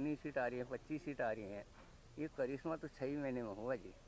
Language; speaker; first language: Hindi; native; Hindi